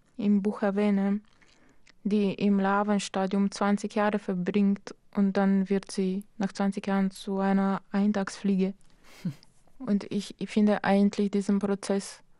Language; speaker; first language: German; non-native, fluent; Slovenian